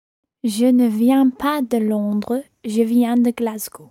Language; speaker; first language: French; non-native, learner; English